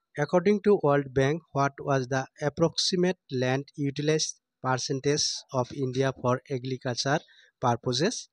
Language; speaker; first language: English; non-native, local second language; Assamese